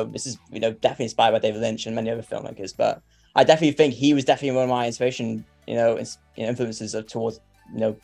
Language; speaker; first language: English; native; English